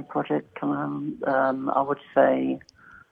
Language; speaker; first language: English; native; English